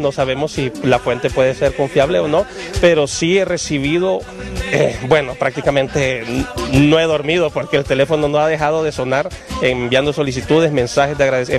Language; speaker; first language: Spanish; native; Spanish